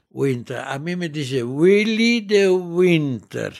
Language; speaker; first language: Spanish; early bilingual, heritage; Dutch